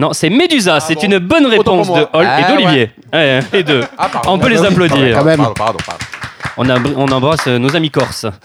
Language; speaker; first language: French; native; French